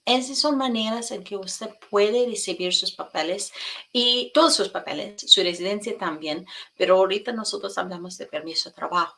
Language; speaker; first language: Spanish; non-native, fluent; English